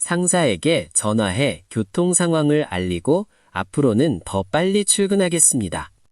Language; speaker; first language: Korean; non-native, learner; Nepali